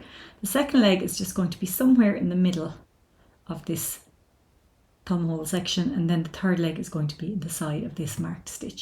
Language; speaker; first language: English; native; English